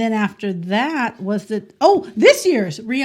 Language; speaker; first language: English; native; English